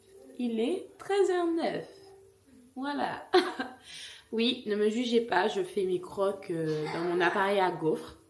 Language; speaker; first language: French; native; French